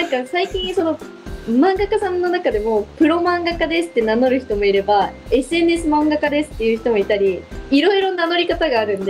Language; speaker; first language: Japanese; native; Japanese